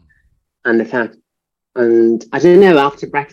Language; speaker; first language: English; native; English